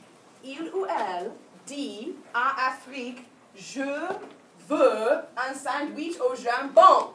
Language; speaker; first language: French; non-native, fluent; English